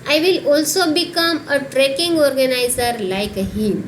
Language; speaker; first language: English; non-native, local second language; Gujarati